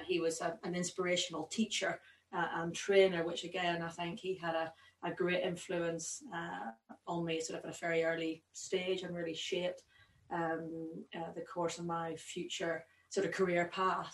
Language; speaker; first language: English; native; English